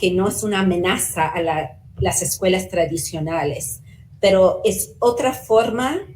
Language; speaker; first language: Spanish; early bilingual, heritage; Spanish